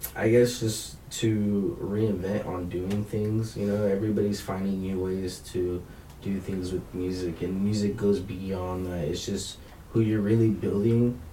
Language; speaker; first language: English; early bilingual, other home language; Spanish